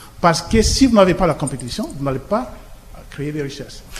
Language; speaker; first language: French; non-native, local second language; Lingala